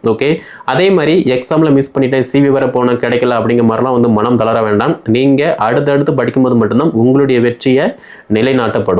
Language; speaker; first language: Tamil; native; Tamil